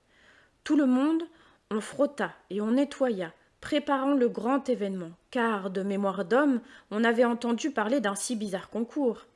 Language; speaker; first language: French; native; French